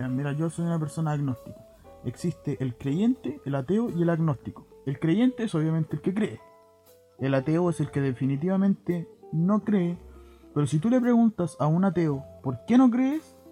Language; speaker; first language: Spanish; native; Spanish